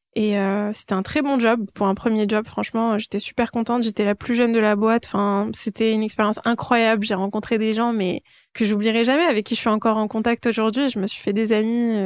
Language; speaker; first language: French; native; French